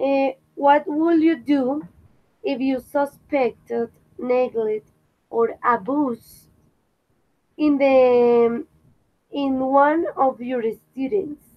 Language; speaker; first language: English; non-native, fluent; Spanish